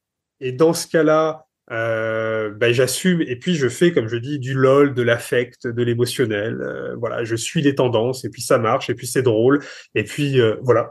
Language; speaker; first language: French; native; French